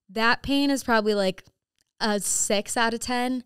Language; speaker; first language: English; native; English